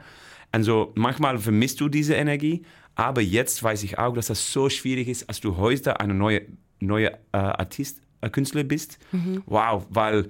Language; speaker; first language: German; non-native, fluent; Dutch